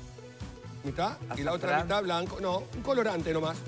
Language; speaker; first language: Spanish; native; Spanish